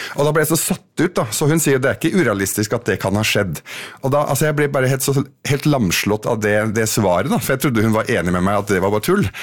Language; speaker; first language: Norwegian; early bilingual, other home language; Arabic